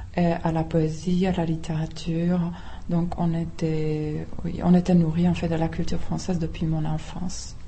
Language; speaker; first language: French; non-native, fluent; Czech